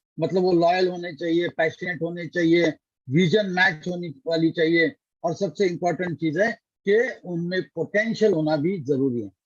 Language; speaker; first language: Hindi; non-native, local second language; Marathi